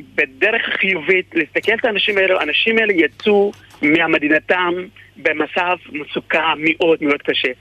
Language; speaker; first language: Hebrew; non-native, fluent; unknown